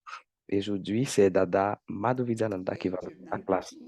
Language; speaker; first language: French; non-native, fluent; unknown